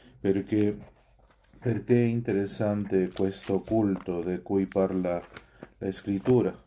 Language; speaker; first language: Italian; non-native, fluent; Spanish